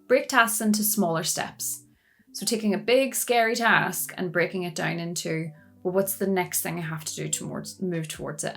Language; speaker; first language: English; native; English